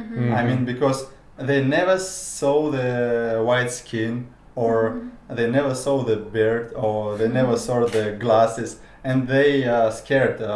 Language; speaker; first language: English; non-native, learner; Russian